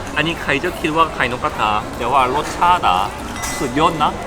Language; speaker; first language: Thai; non-native, fluent; Korean